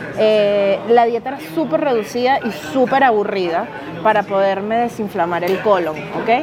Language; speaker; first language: Spanish; native; Spanish